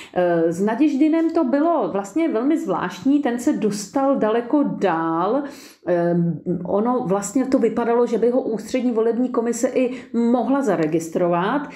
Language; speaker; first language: Czech; native; Czech